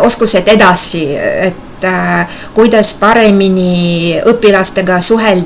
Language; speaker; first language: Estonian; non-native, local second language; Russian